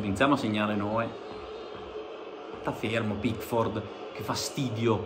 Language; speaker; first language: Italian; native; Italian